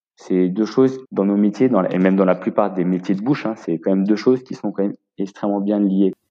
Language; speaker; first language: French; native; French